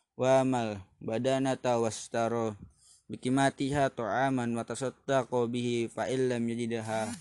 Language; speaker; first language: Arabic; non-native, learner; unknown